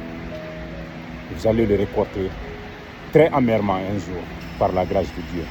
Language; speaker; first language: French; non-native, local second language; Fula